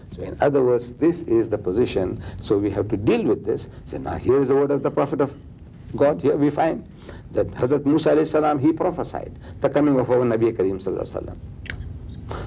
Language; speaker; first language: English; early bilingual, other home language; Gujarati